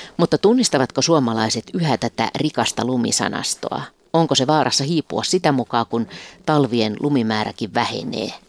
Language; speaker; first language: Finnish; native; Finnish